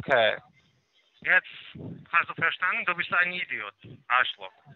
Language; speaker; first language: German; non-native, fluent; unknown